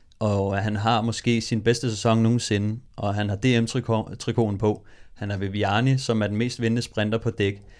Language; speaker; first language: Danish; native; Danish